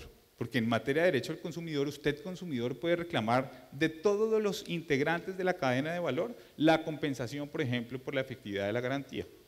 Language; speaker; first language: Spanish; native; Spanish